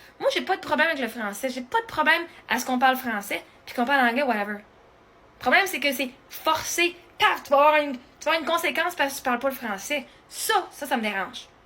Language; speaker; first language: French; native; French